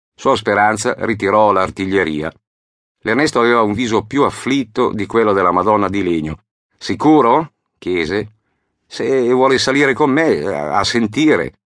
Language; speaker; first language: Italian; native; Italian